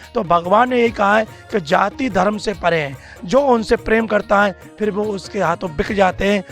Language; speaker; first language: Hindi; native; Hindi